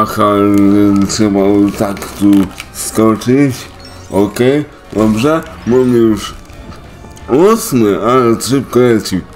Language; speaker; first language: Polish; native; Polish